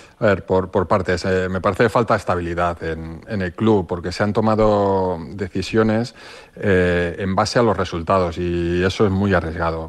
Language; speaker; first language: Spanish; native; Spanish